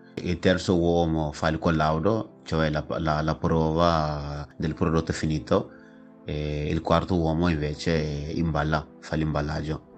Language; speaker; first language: Italian; non-native, fluent; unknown